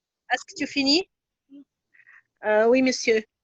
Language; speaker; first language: French; non-native, learner; Arabic